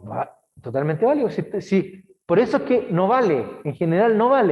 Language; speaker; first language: Spanish; native; Spanish